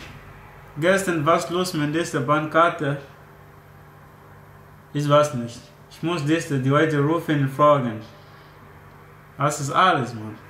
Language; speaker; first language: German; non-native, learner; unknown